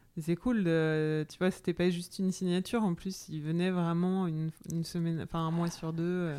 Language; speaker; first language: French; native; French